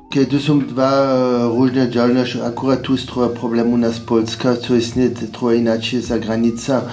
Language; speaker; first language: Polish; non-native, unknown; French